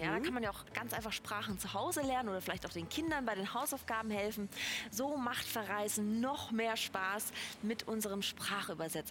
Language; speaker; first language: German; native; German